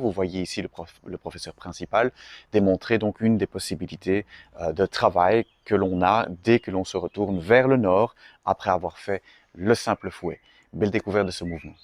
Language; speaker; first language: French; native; French